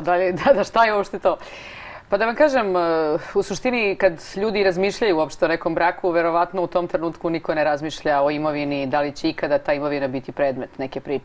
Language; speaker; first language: Croatian; native; Croatian